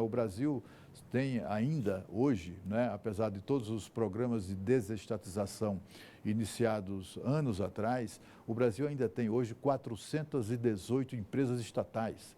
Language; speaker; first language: Portuguese; native; Portuguese